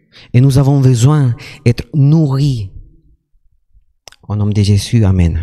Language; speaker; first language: French; non-native, fluent; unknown